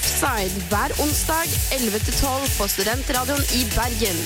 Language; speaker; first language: Norwegian; native; Norwegian